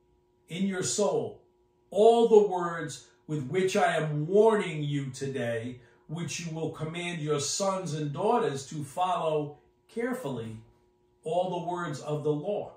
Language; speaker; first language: English; native; English